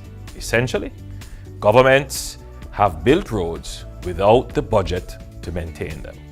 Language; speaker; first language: English; native; English